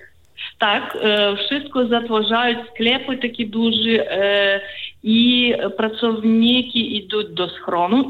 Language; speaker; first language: Polish; non-native, learner; Ukrainian